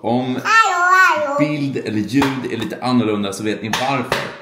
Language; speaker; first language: Swedish; native; Swedish